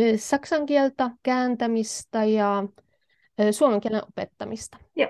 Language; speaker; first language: Finnish; non-native, fluent; Polish